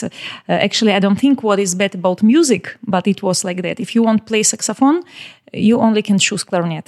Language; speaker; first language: English; non-native, learner; Ukrainian